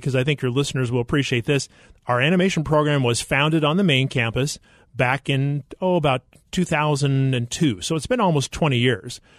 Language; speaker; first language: English; native; English